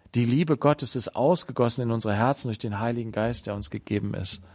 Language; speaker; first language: German; native; German